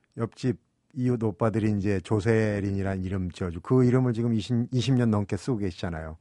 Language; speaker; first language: Korean; native; Korean